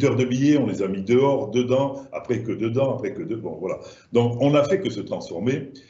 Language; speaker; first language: French; native; French